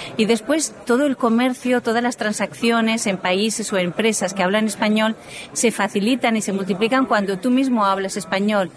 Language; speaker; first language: Spanish; native; Spanish